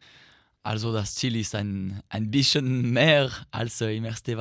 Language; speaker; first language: German; non-native, learner; French